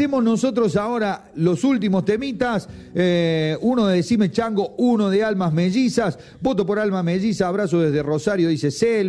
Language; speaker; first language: Spanish; native; Spanish